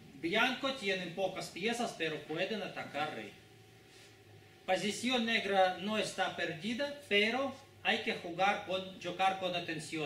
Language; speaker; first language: Spanish; non-native, fluent; Russian